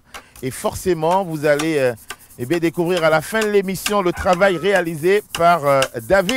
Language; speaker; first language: French; native; French